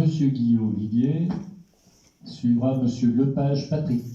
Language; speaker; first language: French; native; French